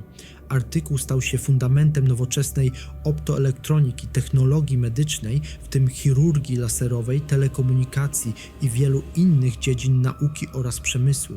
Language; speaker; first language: Polish; native; Polish